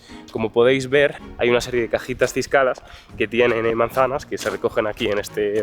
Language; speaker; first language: Spanish; native; Spanish